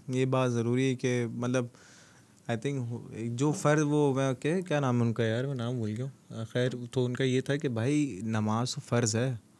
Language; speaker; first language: Urdu; native; Urdu